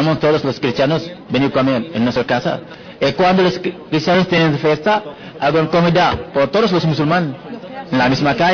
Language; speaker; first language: Spanish; non-native, fluent; Wolof